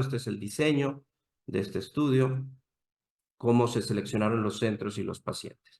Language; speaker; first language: Spanish; native; Spanish